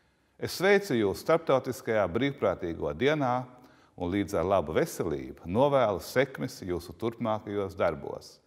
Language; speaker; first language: Latvian; native; Latvian